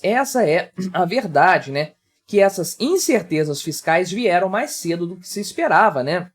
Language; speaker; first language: Portuguese; native; Portuguese